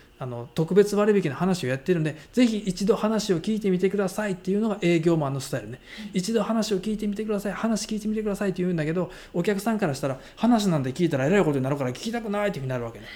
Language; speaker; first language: Japanese; native; Japanese